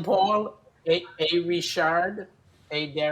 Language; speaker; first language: French; non-native, learner; English